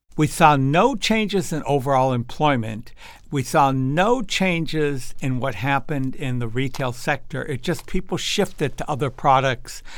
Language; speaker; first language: English; native; English